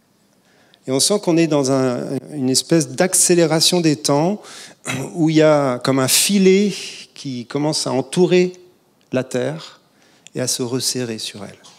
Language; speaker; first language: French; native; French